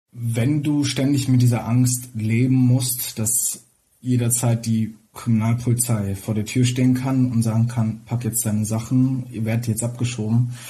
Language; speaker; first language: German; early bilingual, other home language; Armenian